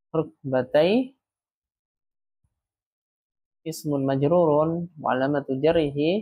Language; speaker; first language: Arabic; non-native, fluent; Indonesian